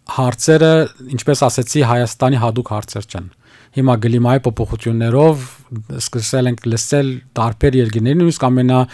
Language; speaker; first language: Armenian; early bilingual, heritage; Armenian